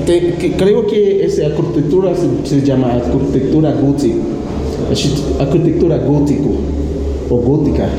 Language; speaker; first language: Spanish; non-native, learner; Haitian Creole